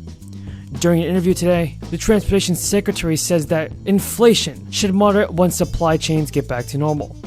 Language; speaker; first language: English; native; English